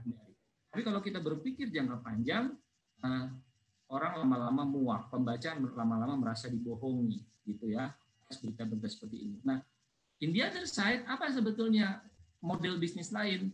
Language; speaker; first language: Indonesian; native; Indonesian